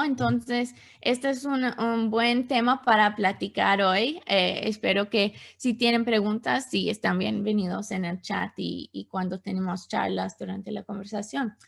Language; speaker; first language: Spanish; non-native, fluent; English